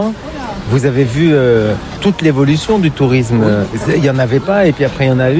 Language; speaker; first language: French; native; French